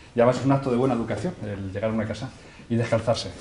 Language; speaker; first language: Spanish; native; Spanish